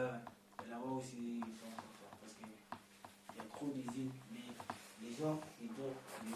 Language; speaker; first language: French; non-native, learner; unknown